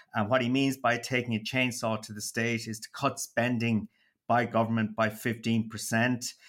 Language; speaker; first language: English; native; English